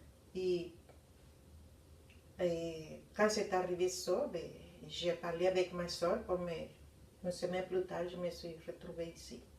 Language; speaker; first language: French; non-native, fluent; Spanish